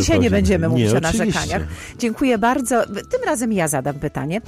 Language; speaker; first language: Polish; native; Polish